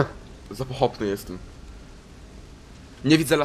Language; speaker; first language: Polish; native; Polish